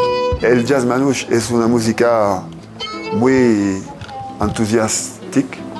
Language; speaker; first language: Spanish; non-native, learner; French